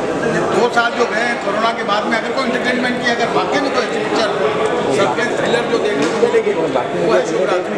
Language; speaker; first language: Hindi; native; Hindi